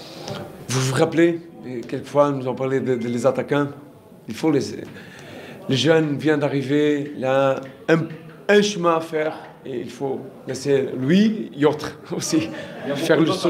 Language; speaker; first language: French; non-native, learner; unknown